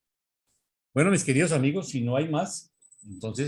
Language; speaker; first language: Spanish; native; Spanish